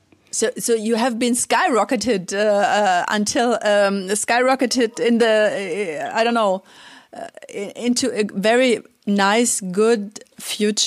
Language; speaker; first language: English; non-native, fluent; German